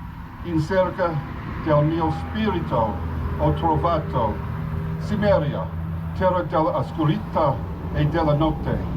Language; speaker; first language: Italian; non-native, learner; English